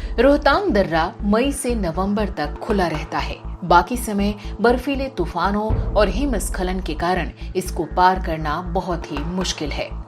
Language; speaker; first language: Hindi; native; Hindi